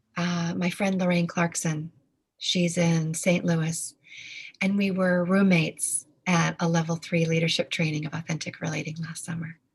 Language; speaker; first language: English; native; English